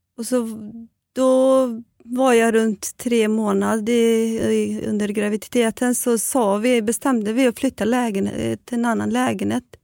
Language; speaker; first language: Swedish; non-native, fluent; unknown